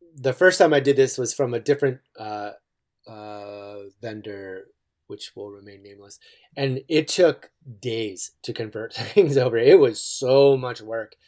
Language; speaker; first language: English; native; English